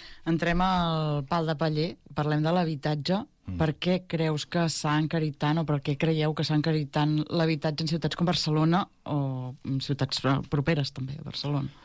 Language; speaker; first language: Catalan; native; Catalan